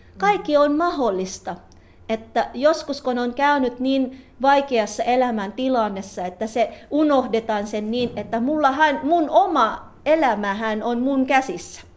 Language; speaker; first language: Finnish; non-native, fluent; Filipino